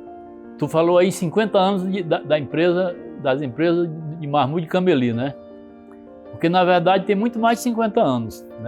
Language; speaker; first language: Portuguese; native; Portuguese